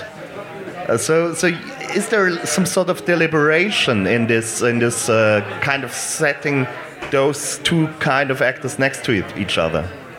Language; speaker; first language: English; non-native, fluent; German